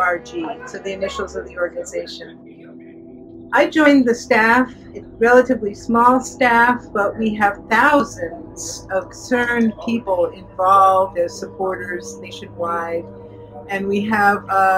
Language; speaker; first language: English; native; English